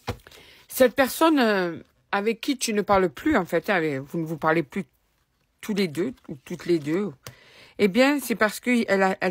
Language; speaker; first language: French; native; French